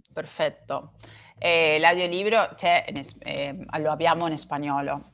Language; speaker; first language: Italian; non-native, learner; Spanish